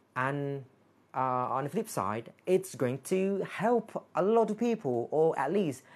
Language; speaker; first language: English; non-native, fluent; Thai